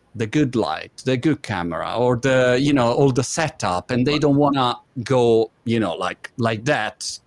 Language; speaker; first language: English; non-native, fluent; Italian